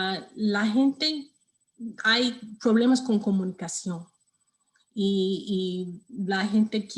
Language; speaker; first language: Spanish; non-native, learner; English